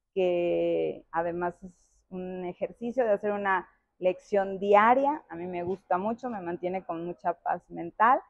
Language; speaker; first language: Spanish; native; Spanish